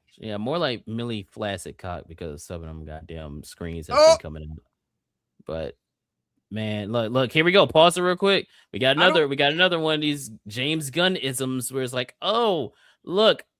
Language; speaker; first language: English; native; English